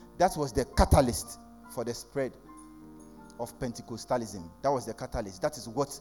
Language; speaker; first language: English; non-native, local second language; Akan